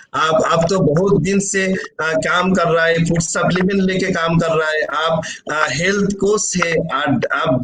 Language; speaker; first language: Hindi; non-native, learner; Bangla